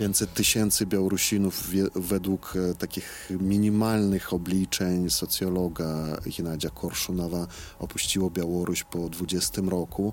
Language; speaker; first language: Polish; non-native, fluent; Belarusian